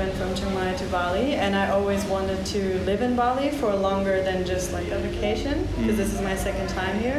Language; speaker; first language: English; non-native, fluent; German